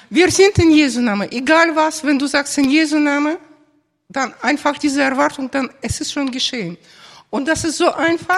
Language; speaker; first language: German; non-native, fluent; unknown